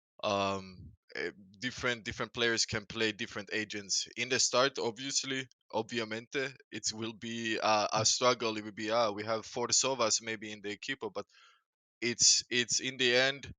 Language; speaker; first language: English; non-native, fluent; Swedish